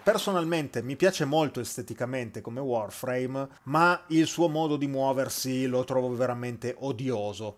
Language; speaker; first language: Italian; native; Italian